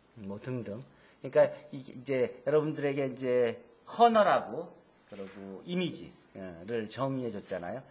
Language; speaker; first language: Korean; native; Korean